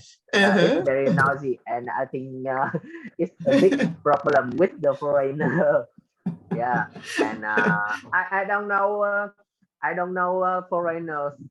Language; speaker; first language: English; non-native, learner; Vietnamese